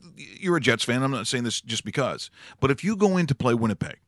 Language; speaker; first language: English; native; English